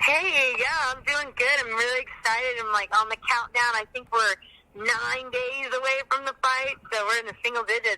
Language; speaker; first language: English; native; English